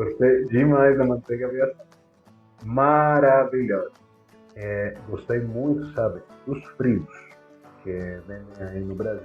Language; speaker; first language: Portuguese; non-native, fluent; Spanish